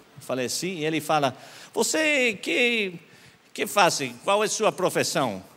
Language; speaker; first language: Portuguese; non-native, learner; English